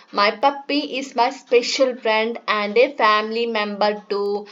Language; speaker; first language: English; non-native, local second language; Malayalam